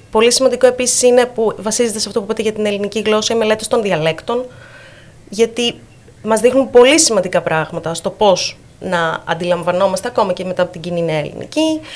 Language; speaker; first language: Greek; native; Greek